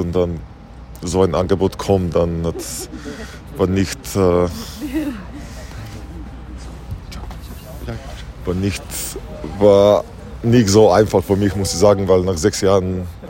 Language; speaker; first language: German; non-native, learner; Slovenian